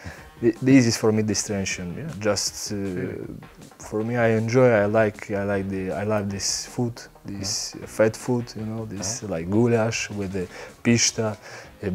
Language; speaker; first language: English; non-native, learner; Belarusian